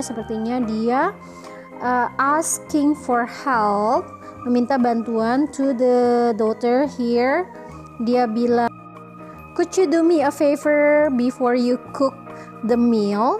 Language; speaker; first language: English; non-native, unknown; Indonesian